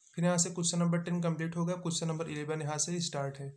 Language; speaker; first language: Hindi; native; Hindi